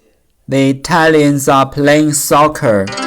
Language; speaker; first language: English; non-native, learner; Chinese